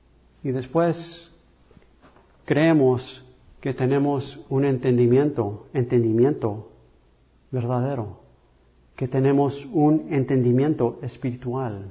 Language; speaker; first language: Spanish; early bilingual, heritage; English